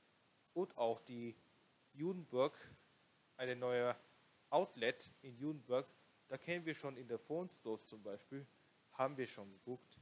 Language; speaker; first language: German; non-native, local second language; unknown